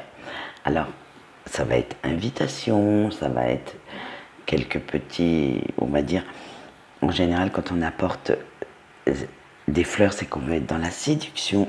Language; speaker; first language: French; native; French